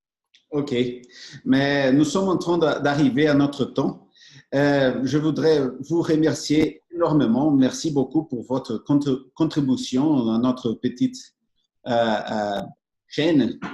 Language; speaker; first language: French; non-native, fluent; Portuguese